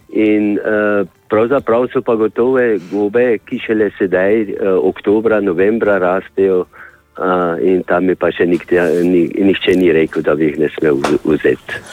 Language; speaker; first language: Slovenian; native; Slovenian